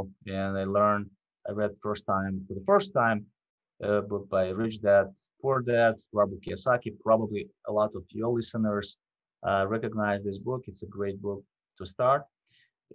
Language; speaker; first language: English; non-native, fluent; Russian